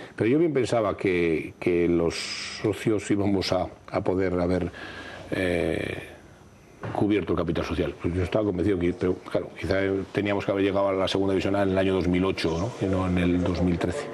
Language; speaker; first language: Spanish; native; Spanish